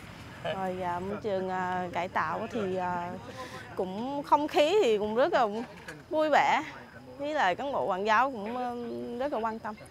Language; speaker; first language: Vietnamese; non-native, fluent; Thai